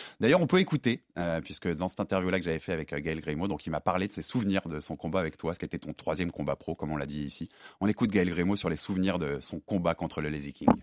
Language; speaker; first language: French; native; French